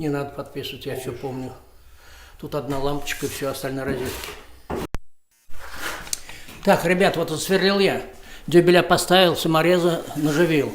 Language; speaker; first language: Russian; native; Russian